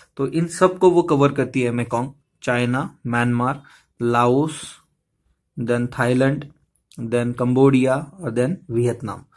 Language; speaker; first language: Hindi; non-native, local second language; Marathi